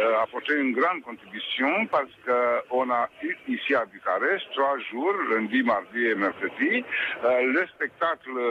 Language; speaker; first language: French; non-native, fluent; Romanian